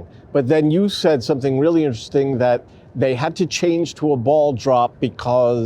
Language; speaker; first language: English; native; English